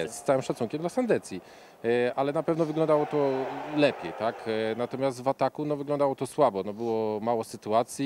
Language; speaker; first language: Polish; native; Polish